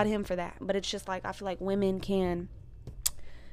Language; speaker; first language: English; native; English